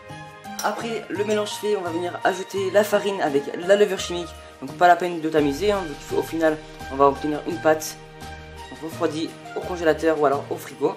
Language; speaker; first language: French; native; French